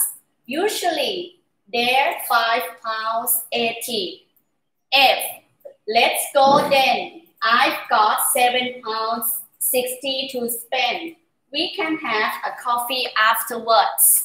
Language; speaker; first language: English; non-native, learner; Thai